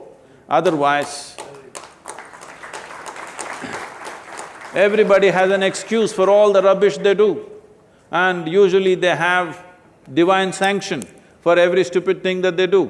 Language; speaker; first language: English; non-native, local second language; Kannada